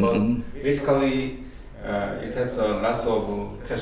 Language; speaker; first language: English; non-native, learner; Korean